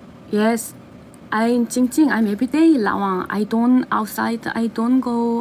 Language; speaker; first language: English; non-native, learner; Korean